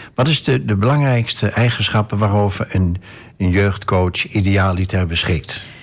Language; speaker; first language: Dutch; native; Dutch